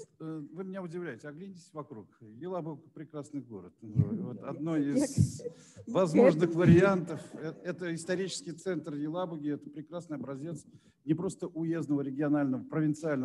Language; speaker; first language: Russian; native; Russian